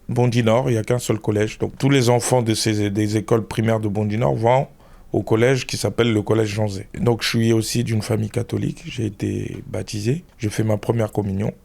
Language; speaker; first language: French; early bilingual, other home language; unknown